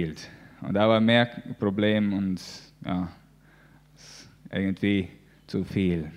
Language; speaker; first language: German; non-native, learner; Latvian